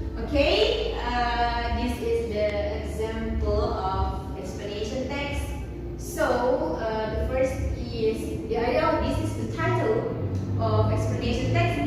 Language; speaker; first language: English; non-native, fluent; Indonesian